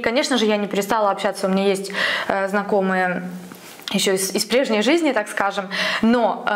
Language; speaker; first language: Russian; native; Russian